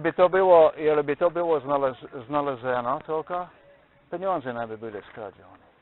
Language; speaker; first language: Polish; non-native, learner; Slovenian